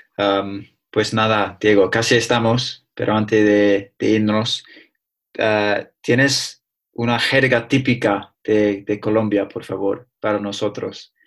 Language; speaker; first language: Spanish; non-native, learner; English